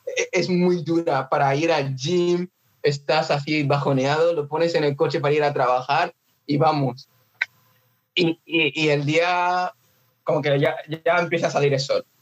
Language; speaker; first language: Spanish; early bilingual, other home language; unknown